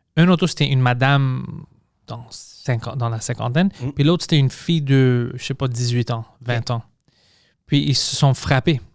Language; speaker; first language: French; early bilingual, other home language; English